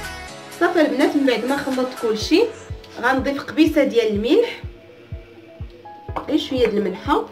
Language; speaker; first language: Arabic; native; Arabic